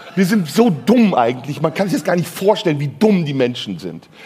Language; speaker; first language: German; non-native, fluent; Turkish